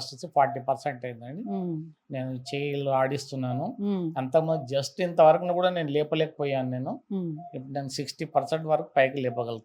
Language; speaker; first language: Telugu; native; Telugu